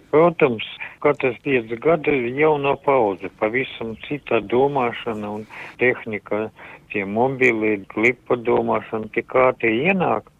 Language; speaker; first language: Latvian; non-native, local second language; Russian